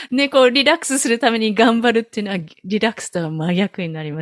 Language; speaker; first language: Japanese; native; Japanese